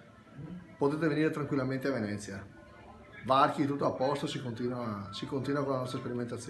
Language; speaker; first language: Italian; native; Italian